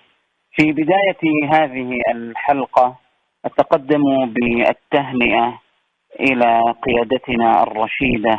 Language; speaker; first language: Arabic; native; Arabic